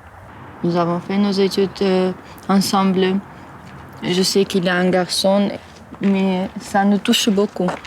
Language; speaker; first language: French; non-native, fluent; Armenian